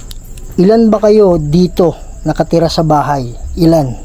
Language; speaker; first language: Filipino; non-native, local second language; Cebuano